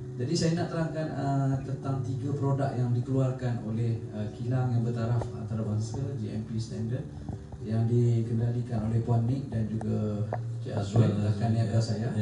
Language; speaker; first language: Malay; native; Malay